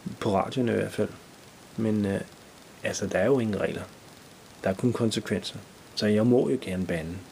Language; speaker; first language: Danish; native; Danish